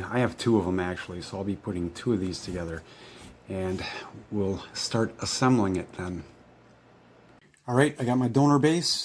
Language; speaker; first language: English; native; English